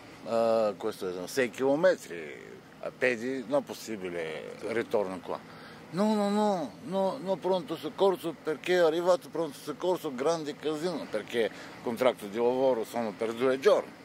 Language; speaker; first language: Italian; non-native, learner; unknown